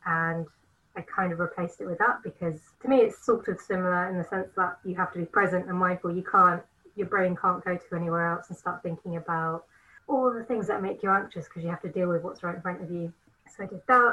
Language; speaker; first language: English; native; English